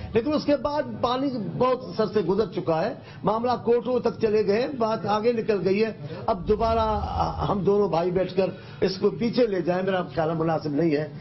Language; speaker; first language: Urdu; non-native, local second language; Sindhi